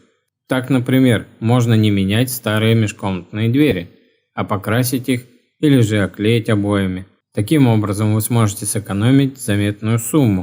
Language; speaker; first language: Russian; native; Russian